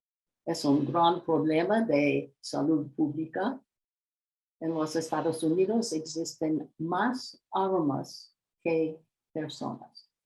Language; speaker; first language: Spanish; non-native, learner; English